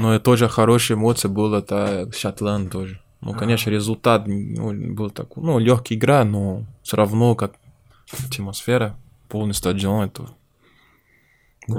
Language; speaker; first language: Russian; non-native, learner; Portuguese